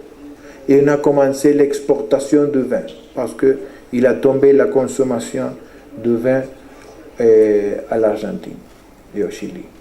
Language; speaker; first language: French; non-native, fluent; Spanish